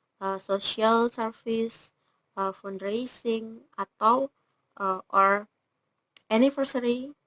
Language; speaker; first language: English; non-native, learner; Indonesian